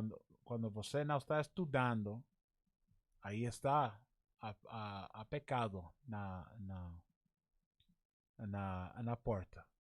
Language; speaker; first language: Portuguese; non-native, learner; English